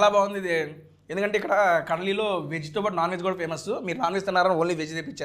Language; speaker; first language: Telugu; native; Telugu